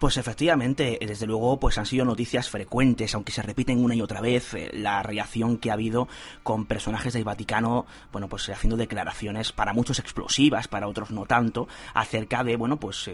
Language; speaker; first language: Spanish; native; Spanish